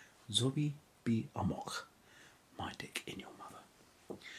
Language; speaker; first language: English; native; English